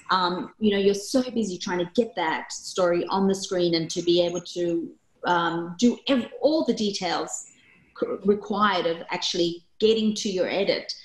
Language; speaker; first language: English; early bilingual, other home language; Korean